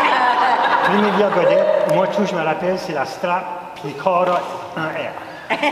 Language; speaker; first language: French; native; French